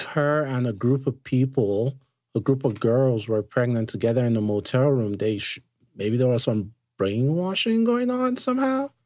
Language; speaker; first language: English; non-native, local second language; Yoruba